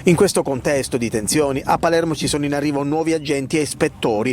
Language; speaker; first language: Italian; native; Italian